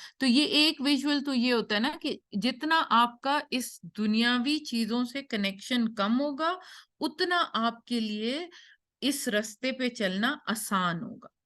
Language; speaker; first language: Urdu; native; Urdu